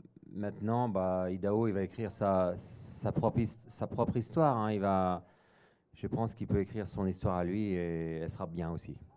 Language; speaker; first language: French; native; French